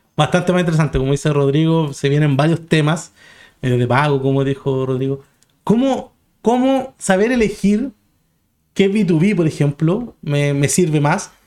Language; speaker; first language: Spanish; native; Spanish